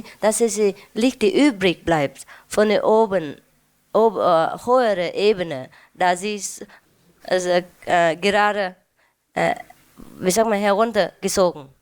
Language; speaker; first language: German; non-native, learner; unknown